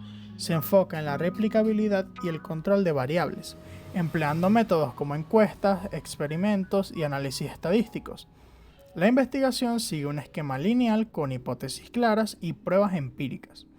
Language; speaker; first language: Spanish; native; Spanish